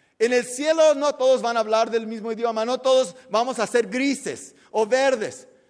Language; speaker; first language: Spanish; early bilingual, heritage; Spanish